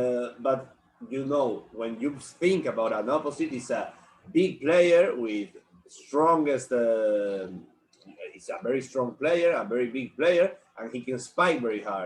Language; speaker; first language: English; non-native, learner; Spanish